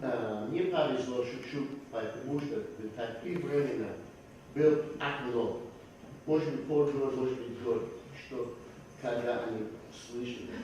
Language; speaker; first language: Russian; non-native, fluent; English